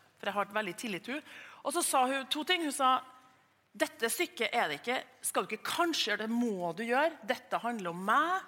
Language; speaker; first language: Norwegian; native; Norwegian